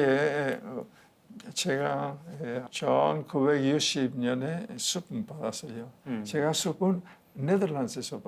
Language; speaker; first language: Korean; non-native, learner; Spanish